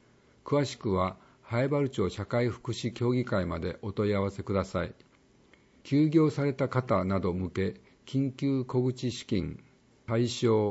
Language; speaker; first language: Japanese; native; Japanese